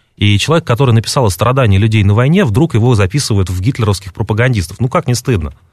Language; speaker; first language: Russian; native; Russian